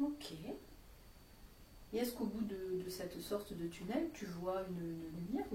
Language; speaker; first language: French; native; French